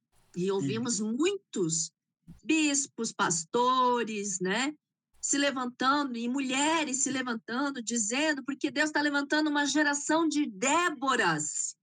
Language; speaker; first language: Portuguese; native; Portuguese